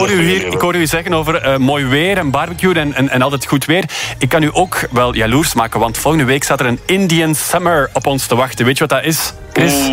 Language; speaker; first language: Dutch; native; Dutch